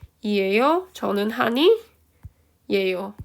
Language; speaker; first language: Korean; early bilingual, heritage; Korean